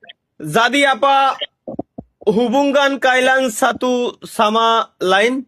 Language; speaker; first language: Indonesian; non-native, learner; Bangla